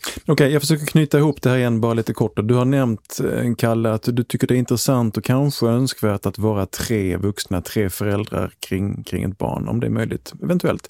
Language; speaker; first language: Swedish; native; Swedish